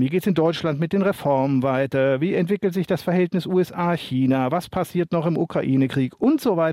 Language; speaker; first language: German; native; German